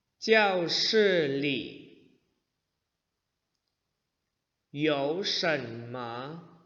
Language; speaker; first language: Chinese; non-native, fluent; Indonesian